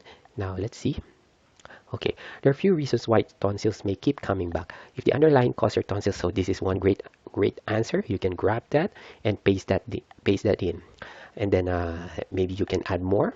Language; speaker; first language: English; non-native, fluent; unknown